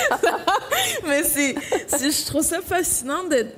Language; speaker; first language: French; native; French